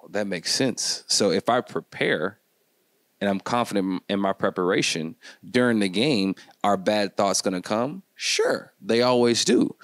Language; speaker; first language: English; native; English